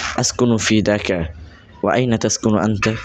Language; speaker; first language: Arabic; non-native, learner; Bangla